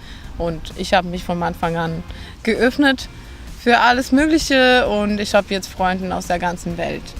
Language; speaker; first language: German; non-native, fluent; Macedonian